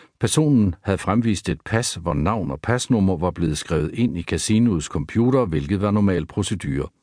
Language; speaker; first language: Danish; native; Danish